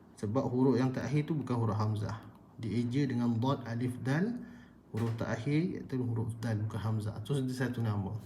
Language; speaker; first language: Malay; native; Malay